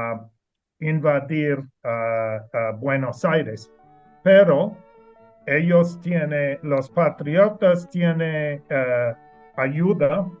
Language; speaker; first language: Spanish; non-native, learner; English